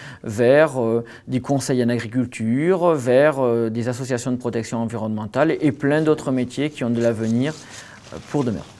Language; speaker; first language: French; native; French